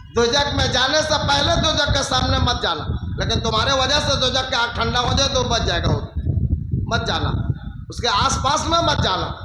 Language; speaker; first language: Urdu; non-native, local second language; Bangla